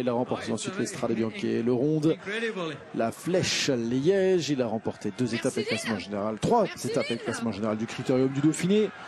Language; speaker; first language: French; native; French